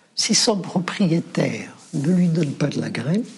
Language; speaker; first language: French; non-native, local second language; Arabic